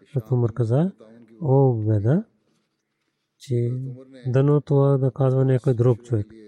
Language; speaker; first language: Bulgarian; non-native, learner; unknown